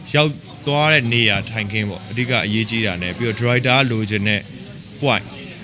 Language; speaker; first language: Burmese; native; Burmese